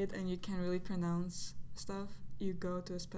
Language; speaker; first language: English; non-native, fluent; Russian